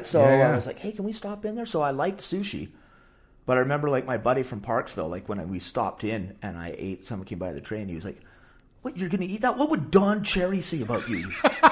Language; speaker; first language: English; native; English